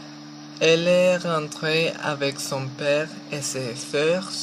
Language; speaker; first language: French; non-native, learner; Spanish